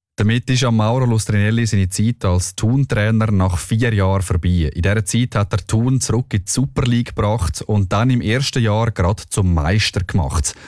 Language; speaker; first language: German; native; German